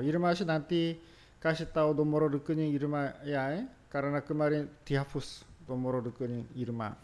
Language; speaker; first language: Korean; native; Korean